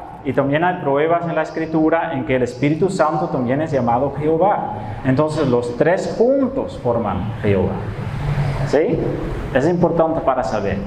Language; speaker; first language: Spanish; non-native, fluent; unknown